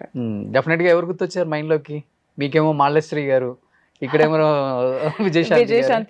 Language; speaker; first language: Telugu; native; Telugu